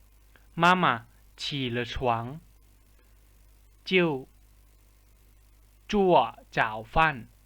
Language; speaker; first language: Chinese; non-native, fluent; Lao